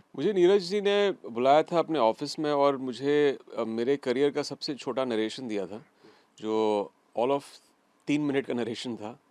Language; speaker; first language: Hindi; native; Hindi